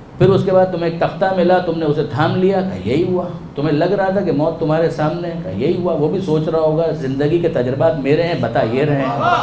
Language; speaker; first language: Urdu; non-native, local second language; Gujarati